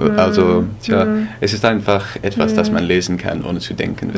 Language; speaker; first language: German; non-native, fluent; English